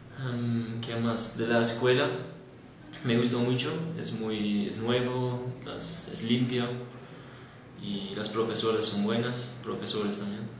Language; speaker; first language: Spanish; non-native, learner; Dutch